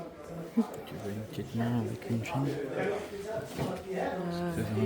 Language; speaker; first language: French; native; French